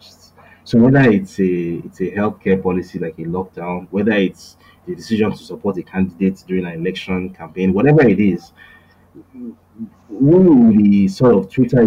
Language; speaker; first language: English; non-native, local second language; Yoruba